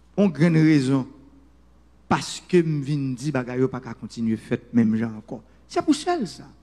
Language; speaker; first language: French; non-native, local second language; Haitian Creole